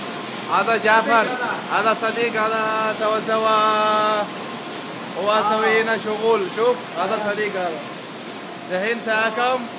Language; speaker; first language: Arabic; non-native, learner; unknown